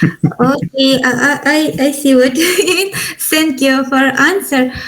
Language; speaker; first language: English; non-native, learner; Ukrainian